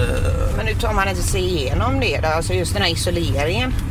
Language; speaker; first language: Swedish; native; Swedish